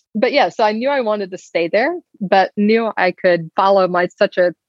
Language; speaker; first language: English; native; English